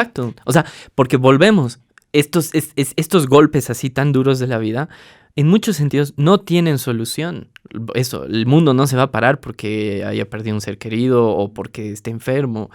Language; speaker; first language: Spanish; native; Spanish